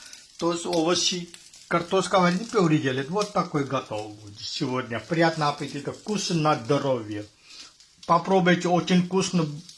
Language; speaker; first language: Russian; non-native, learner; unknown